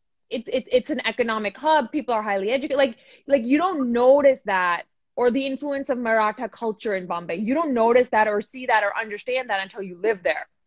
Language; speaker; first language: Punjabi; early bilingual, heritage; Punjabi